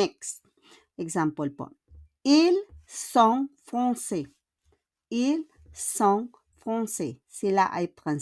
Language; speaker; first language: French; non-native, fluent; Filipino